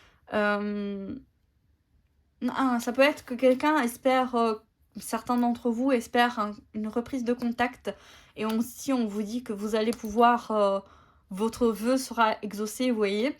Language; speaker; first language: French; native; French